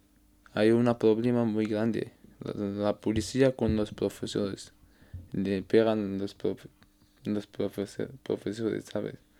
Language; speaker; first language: Spanish; non-native, learner; Arabic